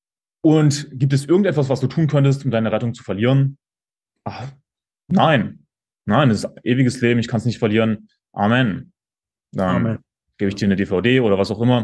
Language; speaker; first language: German; native; German